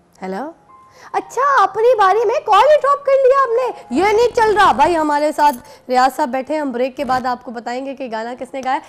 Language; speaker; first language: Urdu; native; Urdu